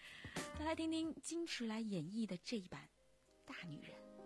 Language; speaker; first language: Chinese; native; Chinese